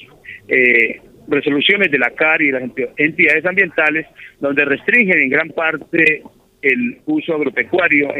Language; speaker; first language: Spanish; native; Spanish